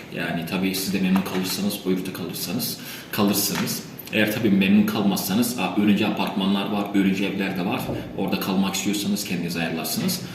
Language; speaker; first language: Turkish; non-native, fluent; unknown